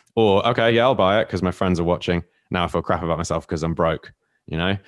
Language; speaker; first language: English; native; English